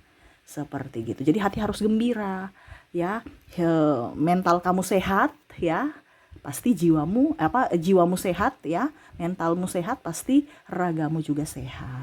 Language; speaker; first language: Indonesian; native; Indonesian